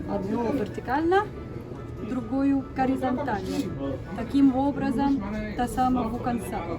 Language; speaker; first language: Russian; non-native, fluent; Arabic